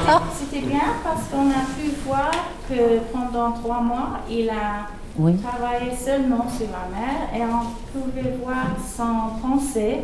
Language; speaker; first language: French; early bilingual, heritage; English